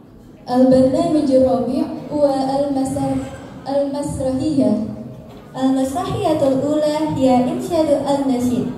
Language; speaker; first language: Arabic; non-native, learner; Indonesian